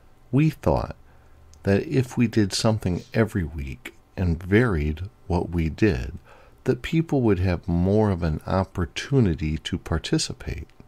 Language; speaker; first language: English; native; English